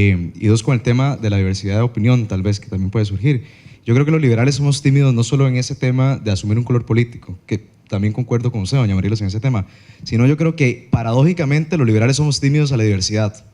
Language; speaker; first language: Spanish; native; Spanish